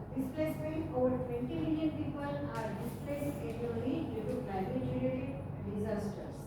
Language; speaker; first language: English; non-native, local second language; Gujarati